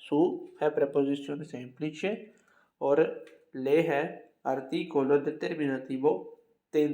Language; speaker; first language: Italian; non-native, fluent; Urdu